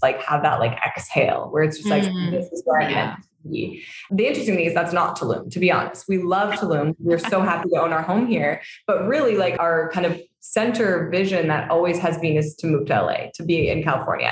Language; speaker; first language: English; native; English